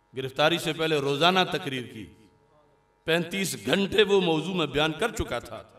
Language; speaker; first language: Urdu; non-native, local second language; Punjabi